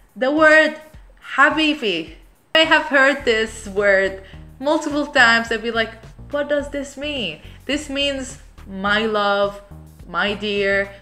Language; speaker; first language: English; non-native, fluent; Arabic